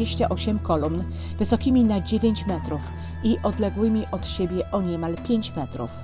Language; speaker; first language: Polish; native; Polish